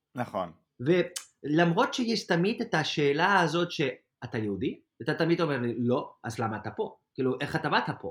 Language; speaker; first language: Hebrew; non-native, fluent; Spanish